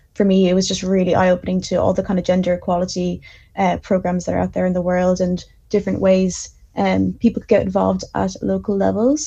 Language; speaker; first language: English; native; English